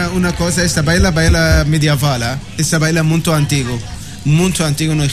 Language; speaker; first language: Spanish; non-native, learner; Arabic